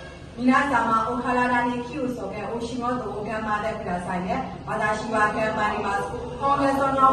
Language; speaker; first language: Japanese; non-native, learner; Burmese